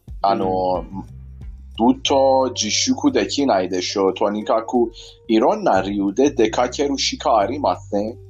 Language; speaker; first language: Japanese; non-native, fluent; Persian